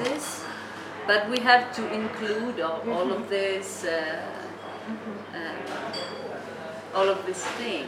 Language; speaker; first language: English; non-native, fluent; Italian